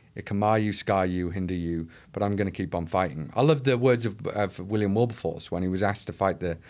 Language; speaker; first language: English; native; English